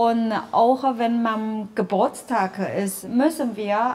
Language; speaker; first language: German; non-native, learner; Chinese